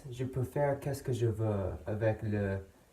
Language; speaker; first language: French; non-native, learner; English